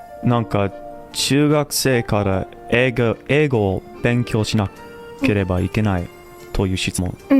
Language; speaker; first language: Japanese; non-native, learner; English